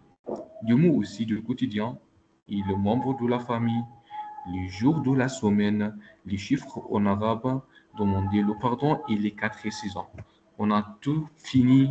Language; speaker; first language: French; non-native, local second language; Arabic